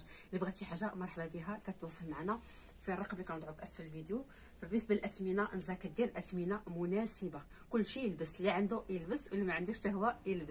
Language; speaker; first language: Arabic; native; Arabic